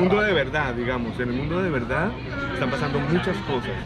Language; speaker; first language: Spanish; native; Spanish